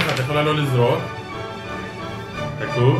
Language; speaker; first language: Hebrew; native; Hebrew